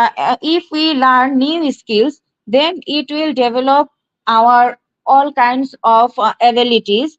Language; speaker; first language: English; non-native, learner; Bangla